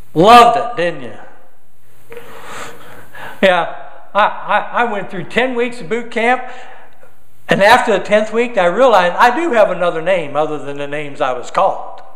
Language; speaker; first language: English; native; English